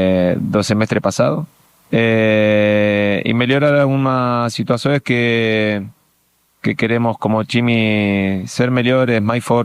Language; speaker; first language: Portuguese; non-native, learner; Spanish